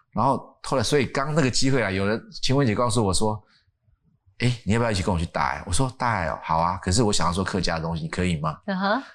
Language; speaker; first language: Chinese; native; Chinese